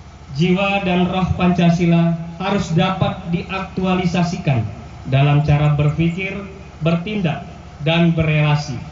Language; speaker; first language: Indonesian; native; Indonesian